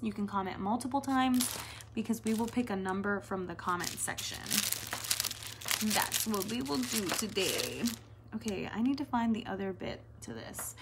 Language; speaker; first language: English; early bilingual, other home language; Spanish